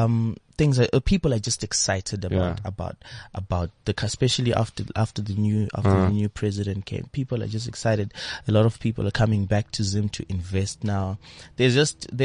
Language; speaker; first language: English; non-native, local second language; Shona